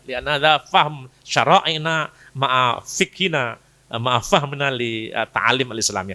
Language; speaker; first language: Arabic; non-native, fluent; Indonesian